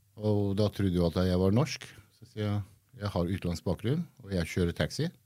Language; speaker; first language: Norwegian; early bilingual, other home language; Kurdish